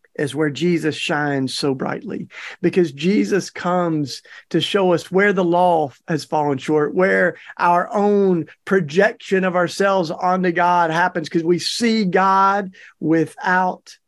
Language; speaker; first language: English; native; English